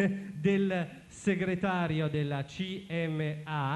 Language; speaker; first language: Italian; native; Italian